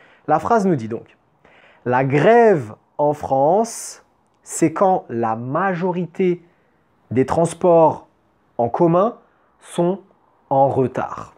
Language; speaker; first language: French; native; French